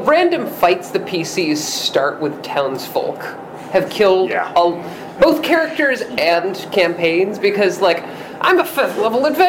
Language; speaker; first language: English; native; English